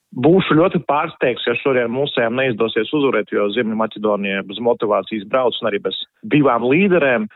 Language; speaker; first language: Latvian; non-native, local second language; Russian